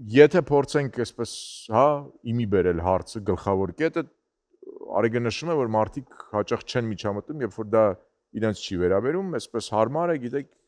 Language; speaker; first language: Armenian; native; Armenian